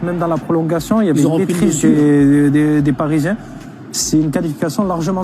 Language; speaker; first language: French; native; French